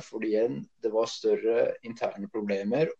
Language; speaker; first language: Norwegian; early bilingual, other home language; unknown